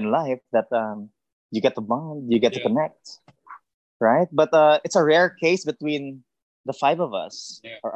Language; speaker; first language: English; non-native, local second language; Cebuano